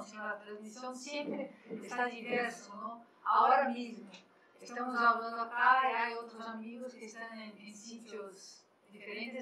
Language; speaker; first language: Spanish; non-native, fluent; Portuguese